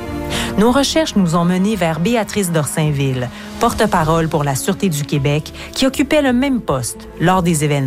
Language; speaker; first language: French; native; French